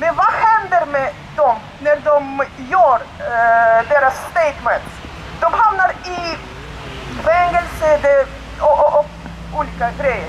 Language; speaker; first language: Swedish; non-native, learner; Russian